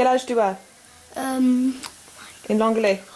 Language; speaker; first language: French; non-native, learner; English